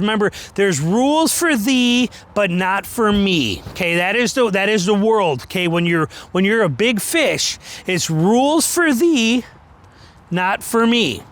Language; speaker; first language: English; native; English